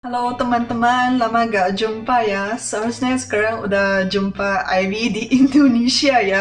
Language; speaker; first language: Indonesian; non-native, fluent; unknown